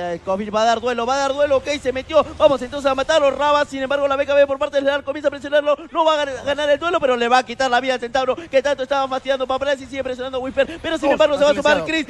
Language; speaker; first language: Spanish; native; Spanish